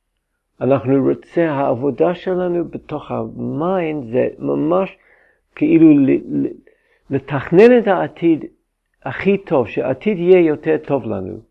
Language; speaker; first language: Hebrew; non-native, fluent; English